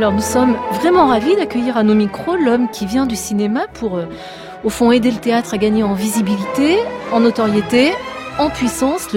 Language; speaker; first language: French; native; French